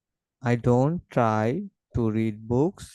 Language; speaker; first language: English; non-native, fluent; Bangla